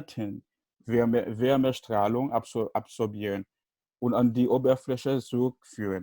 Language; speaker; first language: German; non-native, learner; Haitian Creole